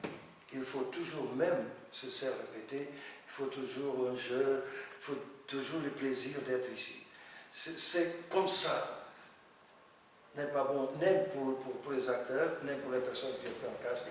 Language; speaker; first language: French; non-native, fluent; Portuguese